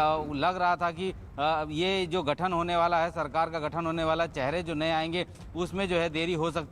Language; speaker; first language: Hindi; native; Hindi